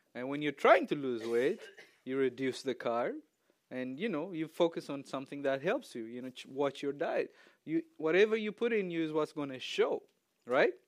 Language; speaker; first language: English; non-native, fluent; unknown